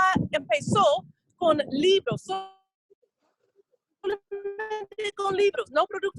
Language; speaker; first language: Spanish; non-native, fluent; English